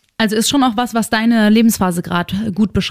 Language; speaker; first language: German; native; German